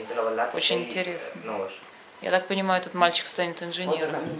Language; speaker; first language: Russian; native; Russian